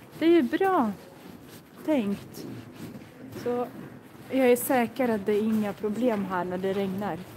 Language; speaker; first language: Swedish; non-native, fluent; Russian